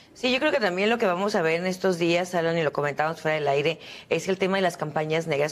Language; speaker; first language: Spanish; native; Spanish